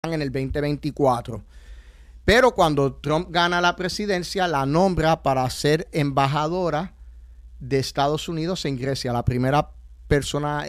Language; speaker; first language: Spanish; native; Spanish